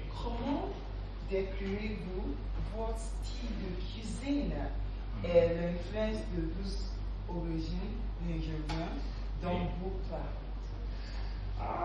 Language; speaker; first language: French; non-native, learner; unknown